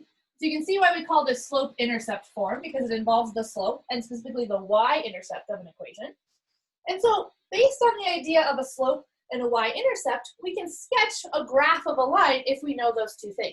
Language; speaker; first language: English; native; English